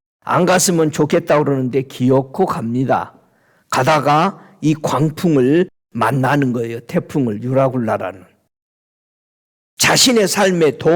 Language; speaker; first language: Korean; native; Korean